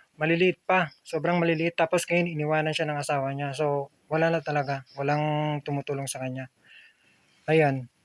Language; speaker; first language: Filipino; native; Filipino